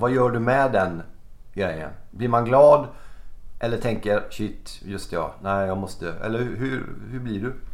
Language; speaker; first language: Swedish; native; Swedish